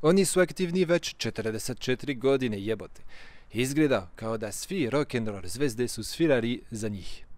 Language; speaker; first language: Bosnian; non-native, fluent; French